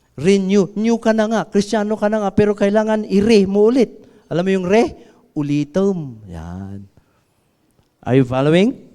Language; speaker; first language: Filipino; non-native, local second language; Iloko